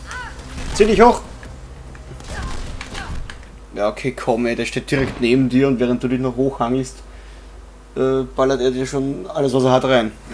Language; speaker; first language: German; native; German